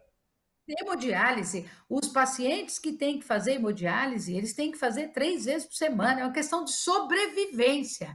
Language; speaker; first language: Portuguese; native; Portuguese